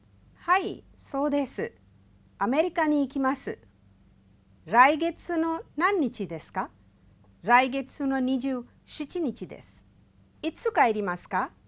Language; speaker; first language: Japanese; non-native, fluent; Hindi